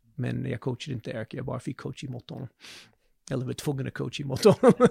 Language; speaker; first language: Swedish; non-native, fluent; English